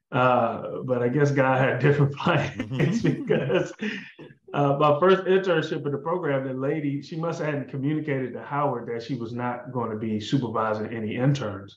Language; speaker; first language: English; native; English